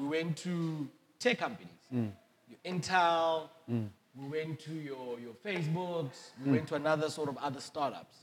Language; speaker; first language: English; non-native, local second language; Southern Sotho